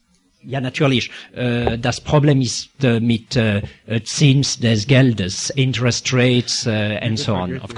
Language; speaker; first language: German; non-native, fluent; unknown